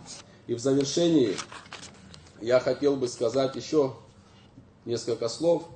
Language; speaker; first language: Russian; native; Russian